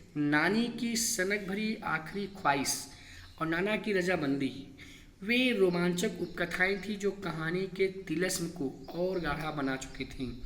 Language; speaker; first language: Hindi; native; Hindi